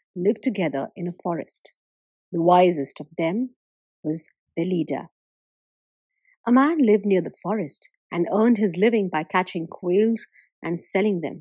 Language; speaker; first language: English; non-native, local second language; Bangla